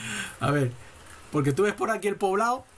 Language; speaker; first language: Spanish; native; Spanish